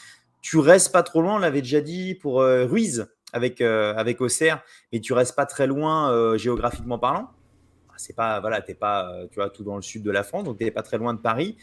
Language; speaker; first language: French; native; French